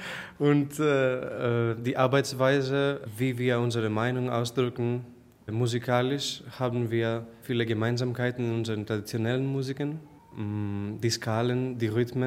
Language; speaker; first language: German; non-native, fluent; Greek